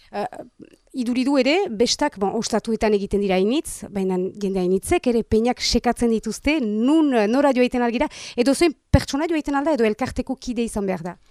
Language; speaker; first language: Basque; native; Basque